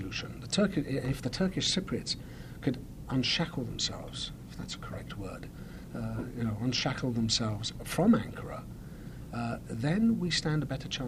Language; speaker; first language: English; native; English